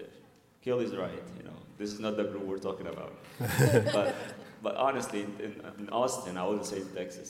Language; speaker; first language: English; non-native, fluent; Arabic